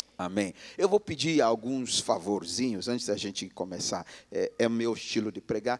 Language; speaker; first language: Portuguese; non-native, fluent; English